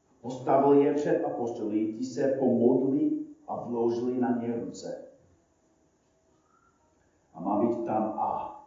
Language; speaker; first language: Czech; non-native, fluent; English